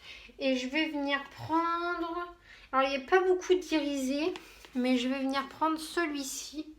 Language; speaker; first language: French; native; French